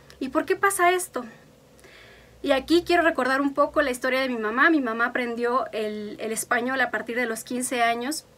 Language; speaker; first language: Spanish; non-native, local second language; Mixtepec Mixtec